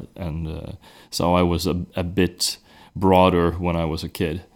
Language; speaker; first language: English; non-native, fluent; Swedish